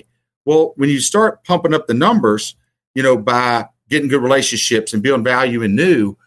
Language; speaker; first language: English; native; English